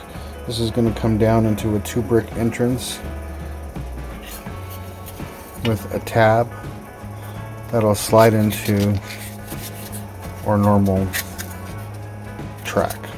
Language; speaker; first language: English; native; English